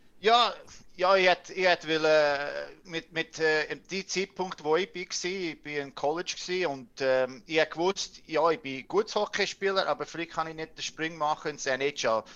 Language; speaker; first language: German; early bilingual, heritage; English